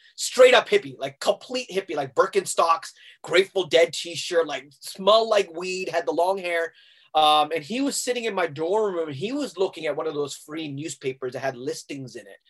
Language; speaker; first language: English; non-native, local second language; Urdu